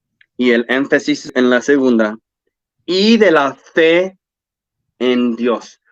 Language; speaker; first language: Spanish; early bilingual, heritage; English